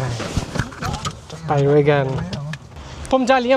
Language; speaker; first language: Thai; non-native, learner; French